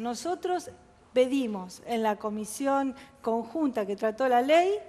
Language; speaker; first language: Spanish; native; Spanish